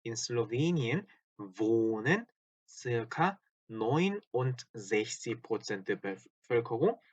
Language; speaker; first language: German; non-native, fluent; Korean